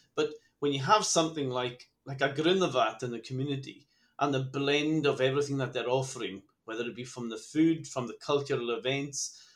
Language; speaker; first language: English; native; English